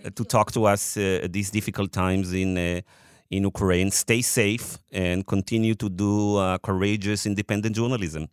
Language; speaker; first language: English; non-native, fluent; Hebrew